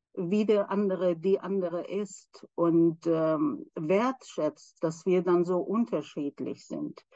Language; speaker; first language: German; non-native, fluent; Persian